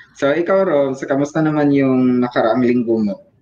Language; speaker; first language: Filipino; non-native, local second language; Cebuano